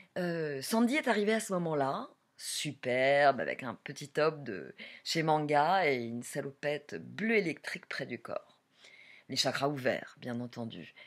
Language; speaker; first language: French; native; French